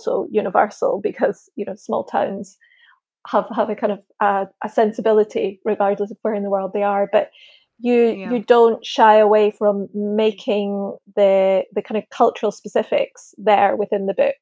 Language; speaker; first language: English; native; English